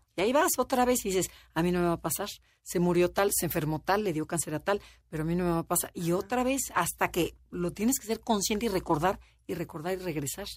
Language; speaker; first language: Spanish; native; Spanish